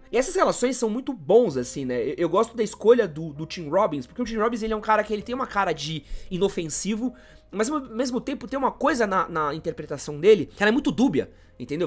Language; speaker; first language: Portuguese; native; Portuguese